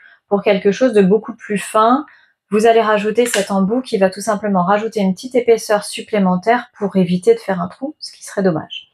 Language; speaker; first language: French; native; French